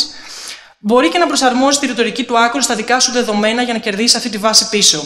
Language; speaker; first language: Greek; native; Greek